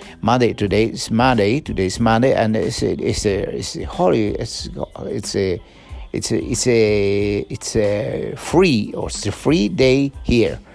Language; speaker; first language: English; non-native, learner; Spanish